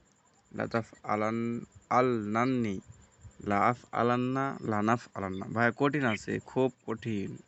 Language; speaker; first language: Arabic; non-native, learner; Bangla